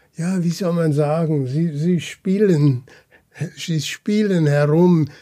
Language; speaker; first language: German; early bilingual, heritage; German